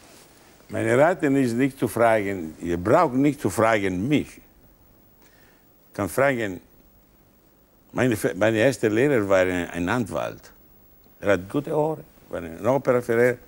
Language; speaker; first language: German; non-native, learner; Italian